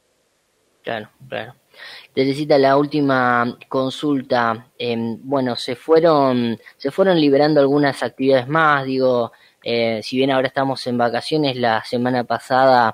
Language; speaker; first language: Spanish; native; Spanish